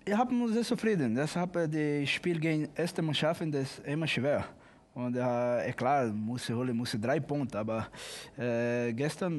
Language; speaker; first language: German; non-native, learner; Portuguese